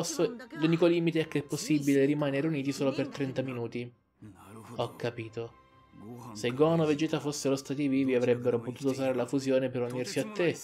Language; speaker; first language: Italian; native; Italian